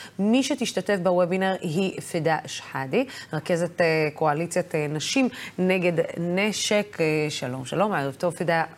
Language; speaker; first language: Hebrew; non-native, local second language; Arabic